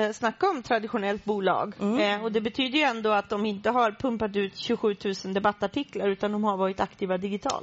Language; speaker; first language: Swedish; native; Swedish